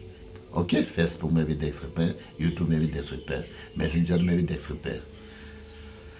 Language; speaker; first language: Hindi; non-native, local second language; Tibetan